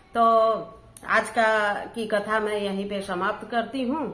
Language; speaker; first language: Hindi; native; Hindi